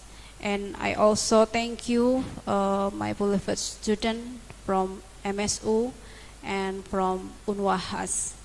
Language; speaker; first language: English; non-native, learner; Indonesian